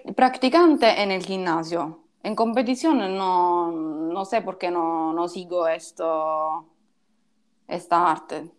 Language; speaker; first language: Spanish; non-native, learner; Italian